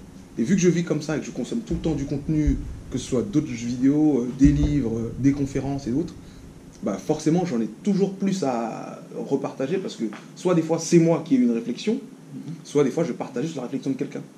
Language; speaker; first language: French; native; French